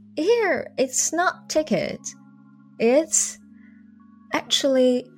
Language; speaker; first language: English; non-native, fluent; Chinese